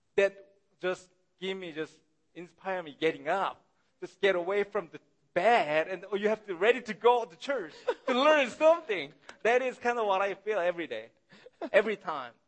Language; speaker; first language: English; non-native, learner; Korean